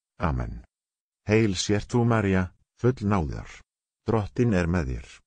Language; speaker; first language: Icelandic; non-native, learner; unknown